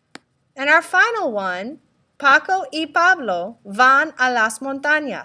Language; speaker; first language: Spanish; non-native, fluent; English